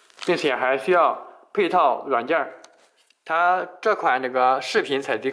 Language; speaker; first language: Chinese; native; Chinese